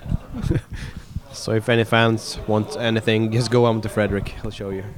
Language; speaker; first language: English; non-native, fluent; Swedish